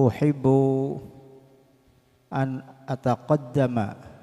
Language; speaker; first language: Arabic; non-native, fluent; Indonesian